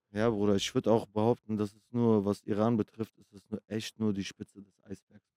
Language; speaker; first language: German; early bilingual, other home language; Kurdish